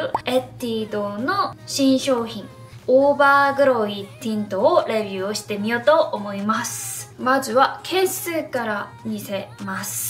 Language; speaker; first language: Japanese; non-native, fluent; Korean